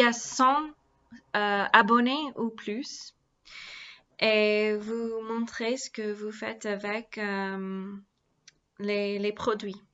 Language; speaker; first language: French; non-native, learner; English